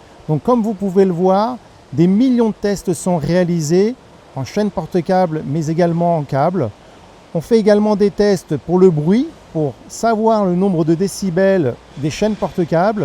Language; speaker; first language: French; native; French